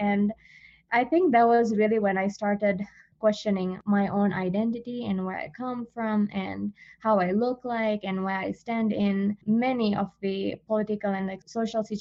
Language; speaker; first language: English; non-native, fluent; Divehi